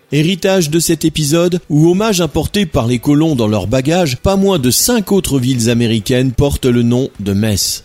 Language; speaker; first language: French; native; French